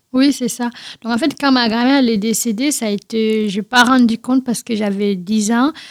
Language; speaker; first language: French; non-native, local second language; Fula